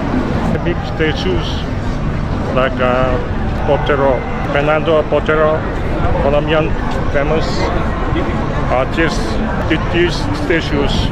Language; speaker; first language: English; non-native, learner; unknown